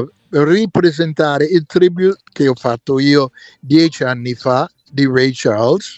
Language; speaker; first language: Italian; non-native, fluent; English